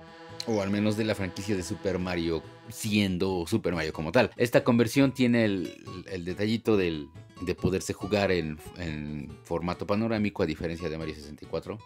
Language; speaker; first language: Spanish; native; Spanish